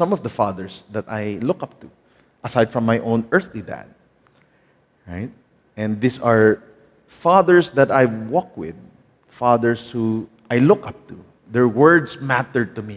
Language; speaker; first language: English; non-native, local second language; Filipino